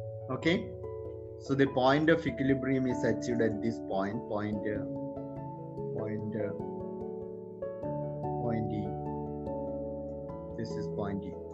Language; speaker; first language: English; non-native, local second language; Malayalam